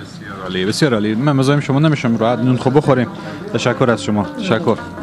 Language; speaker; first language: Persian; native; Persian